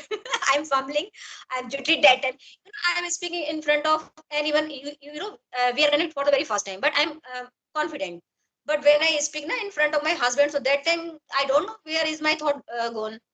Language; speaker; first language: English; non-native, learner; Hindi